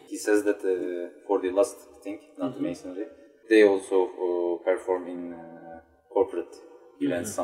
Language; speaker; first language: English; non-native, fluent; Turkish